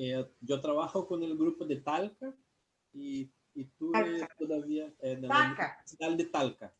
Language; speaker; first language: Portuguese; non-native, learner; Spanish